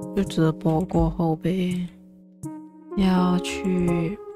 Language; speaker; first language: Chinese; early bilingual, other home language; English